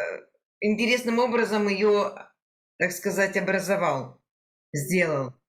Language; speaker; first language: Russian; native; Russian